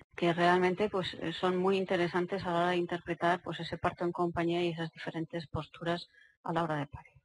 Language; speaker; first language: Spanish; native; Spanish